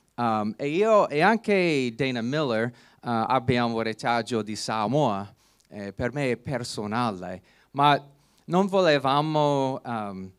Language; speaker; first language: Italian; non-native, learner; English